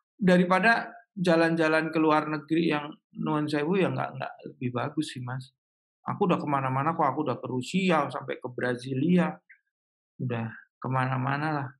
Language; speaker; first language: Indonesian; native; Indonesian